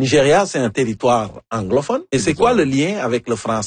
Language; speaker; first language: French; native; French